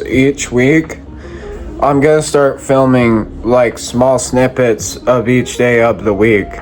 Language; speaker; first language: English; native; English